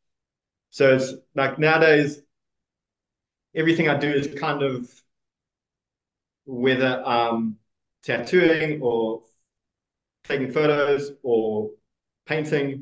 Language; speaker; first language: English; native; English